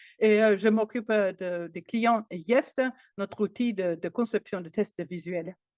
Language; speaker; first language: French; non-native, fluent; German